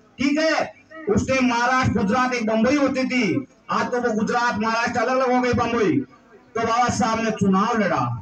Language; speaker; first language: Hindi; native; Hindi